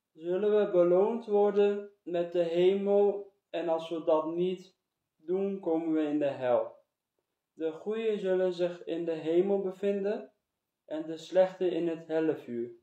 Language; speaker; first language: Dutch; early bilingual, other home language; Turkish